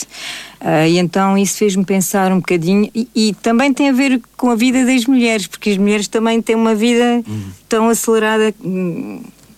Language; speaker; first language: Portuguese; early bilingual, heritage; Portuguese